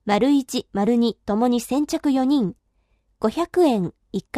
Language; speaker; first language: Japanese; native; Japanese